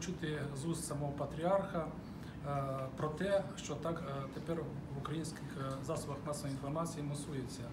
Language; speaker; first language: Ukrainian; native; Ukrainian